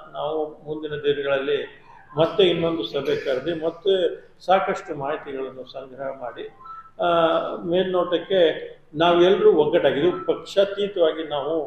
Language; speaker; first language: Kannada; non-native, local second language; Lambadi